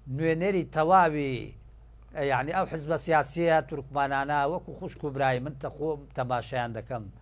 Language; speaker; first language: Central Kurdish; non-native, local second language; Turkish